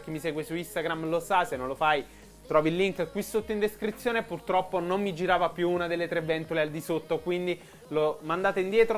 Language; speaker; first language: Italian; native; Italian